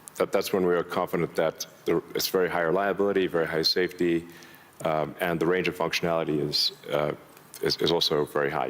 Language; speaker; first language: English; early bilingual, other home language; Afrikaans